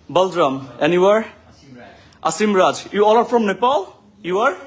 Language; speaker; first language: English; non-native, fluent; Bangla